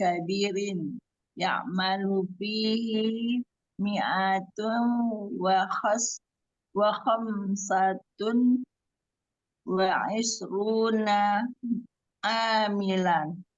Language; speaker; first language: Arabic; non-native, learner; Indonesian